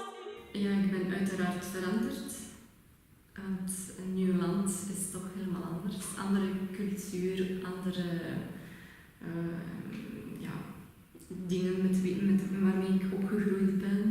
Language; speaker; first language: Dutch; non-native, fluent; Russian